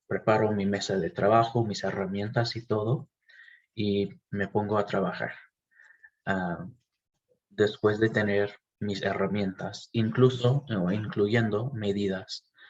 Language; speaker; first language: Spanish; non-native, fluent; English